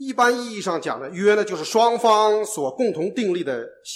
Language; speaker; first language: Chinese; native; Chinese